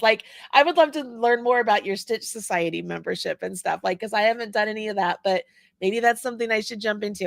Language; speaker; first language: English; native; English